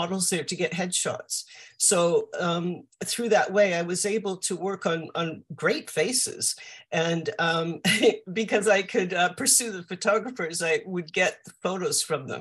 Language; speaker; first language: English; native; English